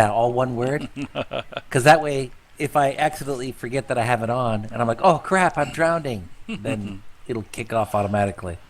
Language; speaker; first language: English; native; English